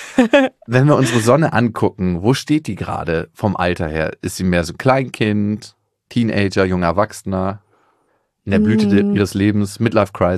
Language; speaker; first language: German; native; German